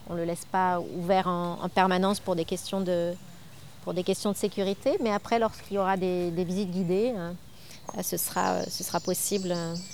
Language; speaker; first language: French; native; French